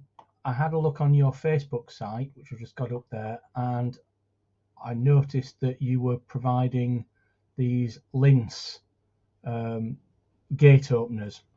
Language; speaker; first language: English; native; English